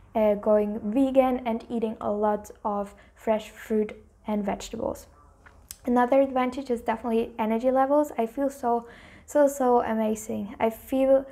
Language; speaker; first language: English; non-native, fluent; German